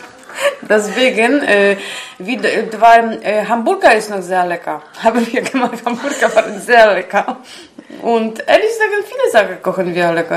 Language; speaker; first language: German; non-native, learner; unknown